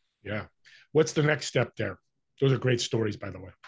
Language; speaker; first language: English; native; English